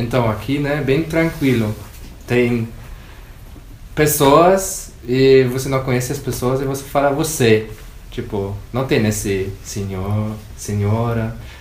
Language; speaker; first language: Portuguese; non-native, fluent; German